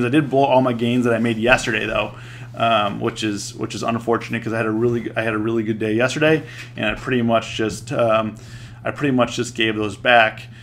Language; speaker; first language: English; native; English